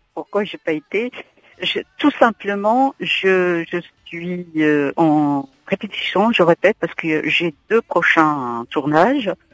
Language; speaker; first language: French; non-native, local second language; Arabic